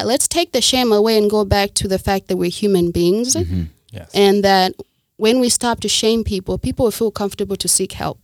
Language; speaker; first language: English; non-native, local second language; Kinyarwanda